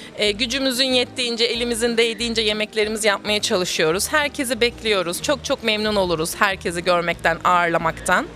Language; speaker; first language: Turkish; native; Turkish